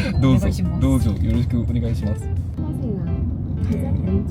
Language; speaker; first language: Korean; non-native, learner; Japanese